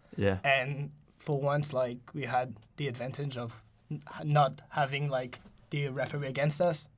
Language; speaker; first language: English; non-native, fluent; French